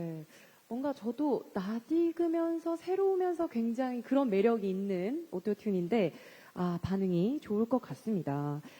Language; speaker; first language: Korean; native; Korean